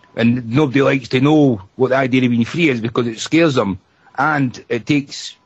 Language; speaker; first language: English; native; English